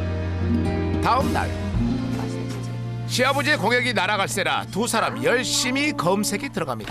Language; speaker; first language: Korean; native; Korean